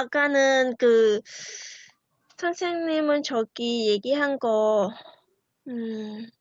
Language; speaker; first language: Korean; non-native, fluent; Vietnamese